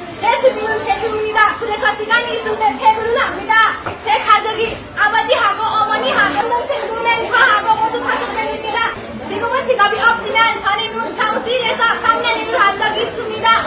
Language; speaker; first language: Korean; non-native, learner; Nepali